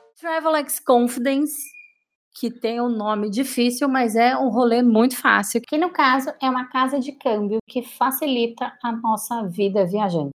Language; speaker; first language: Portuguese; native; Portuguese